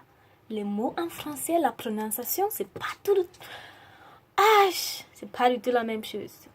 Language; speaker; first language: French; non-native, learner; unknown